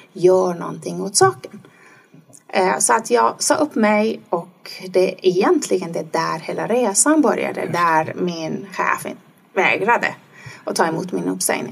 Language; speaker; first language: Swedish; non-native, fluent; Persian